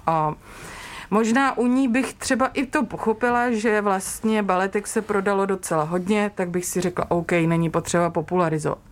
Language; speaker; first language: Czech; native; Czech